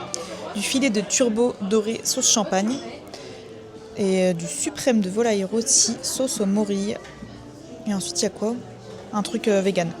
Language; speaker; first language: French; native; French